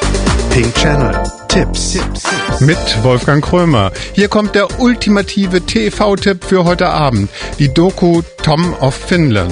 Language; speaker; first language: German; native; German